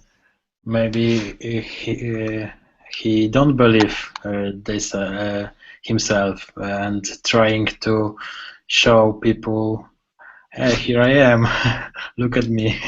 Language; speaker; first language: English; non-native, learner; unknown